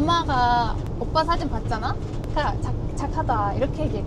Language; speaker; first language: Korean; non-native, fluent; Turkish